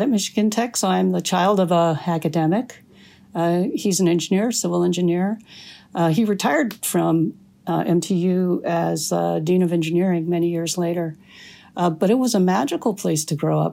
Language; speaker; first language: English; native; English